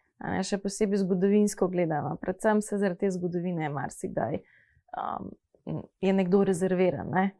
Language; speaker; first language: Slovenian; early bilingual, other home language; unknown